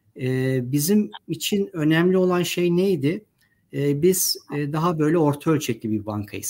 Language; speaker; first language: Turkish; native; Turkish